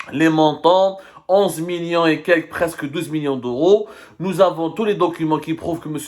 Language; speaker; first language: French; non-native, local second language; Arabic